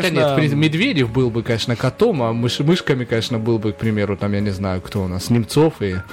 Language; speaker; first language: Russian; native; Russian